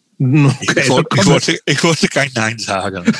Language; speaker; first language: German; non-native, learner; Dutch